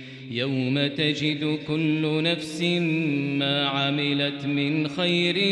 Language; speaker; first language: Arabic; native; Arabic